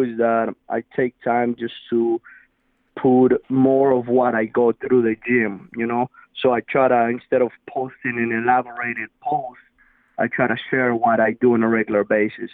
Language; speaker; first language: English; non-native, fluent; Spanish